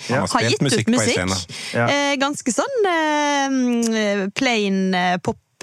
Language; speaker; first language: Norwegian; native; Norwegian